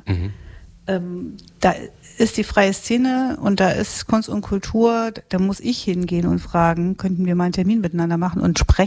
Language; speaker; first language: German; native; German